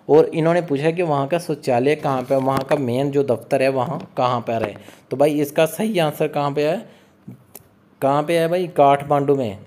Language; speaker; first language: Hindi; native; Hindi